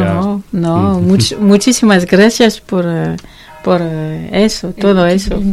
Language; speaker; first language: Spanish; non-native, learner; French